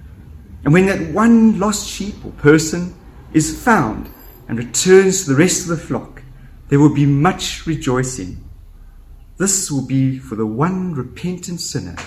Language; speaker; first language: English; native; English